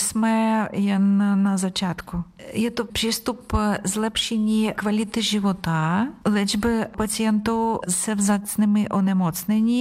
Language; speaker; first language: Czech; non-native, learner; Ukrainian